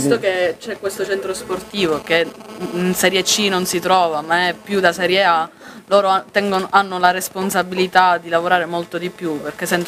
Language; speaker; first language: Italian; native; Italian